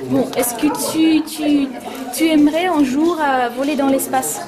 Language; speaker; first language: French; non-native, learner; Russian